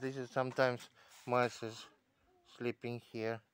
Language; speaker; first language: English; non-native, learner; Russian